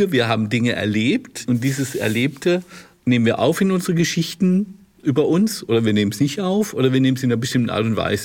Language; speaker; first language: German; native; German